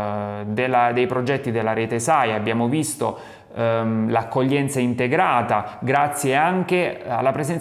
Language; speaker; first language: Italian; native; Italian